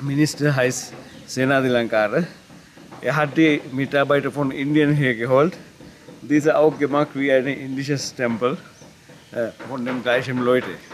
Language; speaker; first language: German; non-native, learner; Sinhala